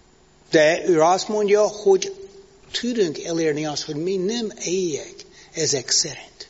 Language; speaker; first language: Hungarian; non-native, fluent; English